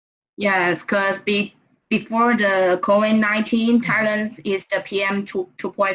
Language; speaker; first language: English; non-native, learner; Thai